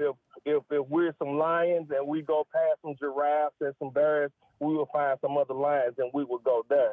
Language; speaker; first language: English; native; English